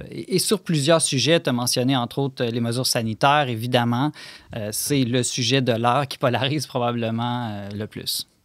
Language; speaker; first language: French; native; French